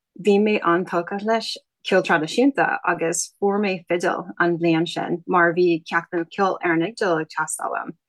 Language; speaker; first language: Irish; non-native, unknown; English